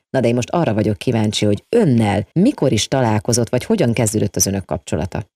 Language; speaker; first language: Hungarian; native; Hungarian